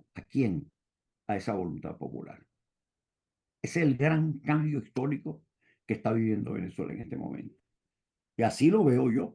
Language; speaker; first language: Spanish; native; Spanish